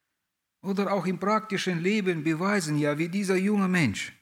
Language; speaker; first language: German; non-native, fluent; Russian